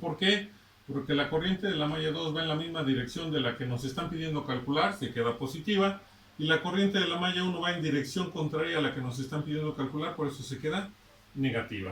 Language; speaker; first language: Spanish; native; Spanish